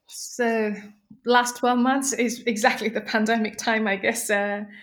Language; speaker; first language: English; non-native, local second language; Nepali